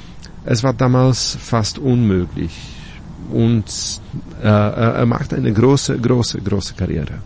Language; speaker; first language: German; non-native, fluent; Polish